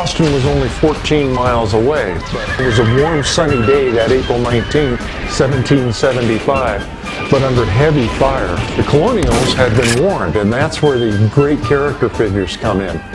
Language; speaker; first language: English; native; English